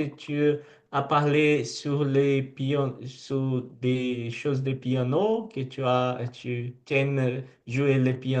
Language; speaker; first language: French; non-native, learner; Portuguese